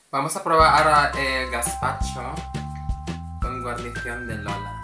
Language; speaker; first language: Spanish; non-native, learner; Filipino